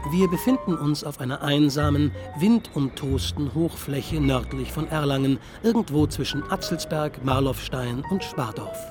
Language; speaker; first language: German; native; German